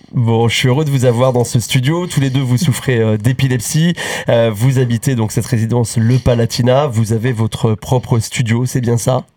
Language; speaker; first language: French; native; French